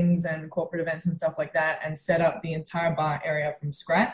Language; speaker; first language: English; native; English